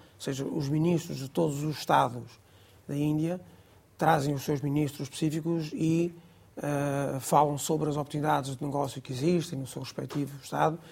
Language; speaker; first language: Portuguese; non-native, local second language; Gujarati